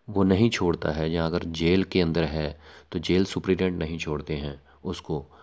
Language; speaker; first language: Hindi; non-native, local second language; Punjabi